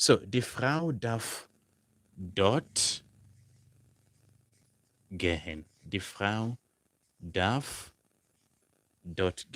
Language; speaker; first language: German; non-native, fluent; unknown